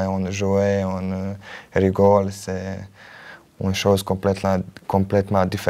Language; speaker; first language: French; non-native, learner; Croatian